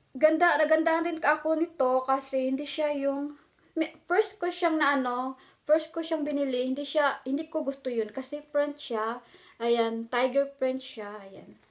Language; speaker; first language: Filipino; non-native, local second language; Cebuano